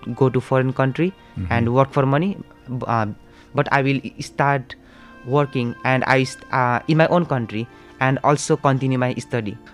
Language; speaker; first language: English; non-native, local second language; Nepali